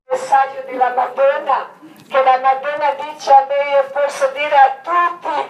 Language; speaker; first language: Italian; non-native, learner; Croatian